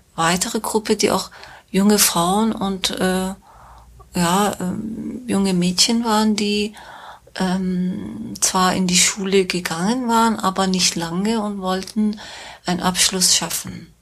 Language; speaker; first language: German; non-native, fluent; Persian